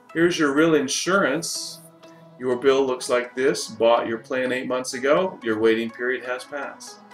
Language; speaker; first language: English; native; English